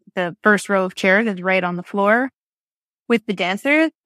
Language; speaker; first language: English; native; English